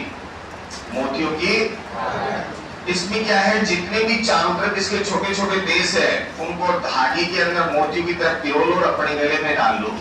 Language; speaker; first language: Hindi; native; Hindi